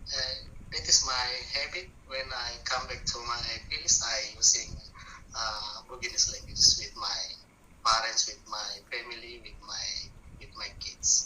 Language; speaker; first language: English; non-native, learner; Buginese